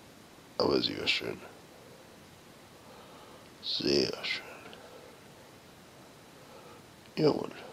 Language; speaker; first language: German; non-native, learner; English